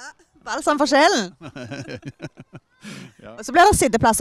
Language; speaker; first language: Norwegian; native; Norwegian